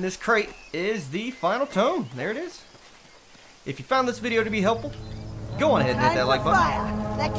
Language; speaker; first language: English; native; English